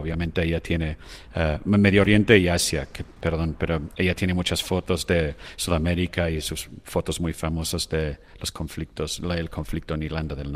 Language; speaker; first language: Spanish; non-native, fluent; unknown